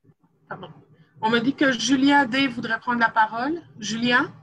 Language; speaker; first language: French; native; French